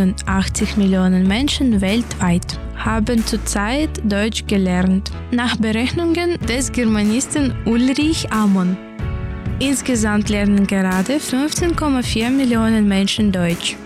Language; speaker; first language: German; early bilingual, other home language; Ukrainian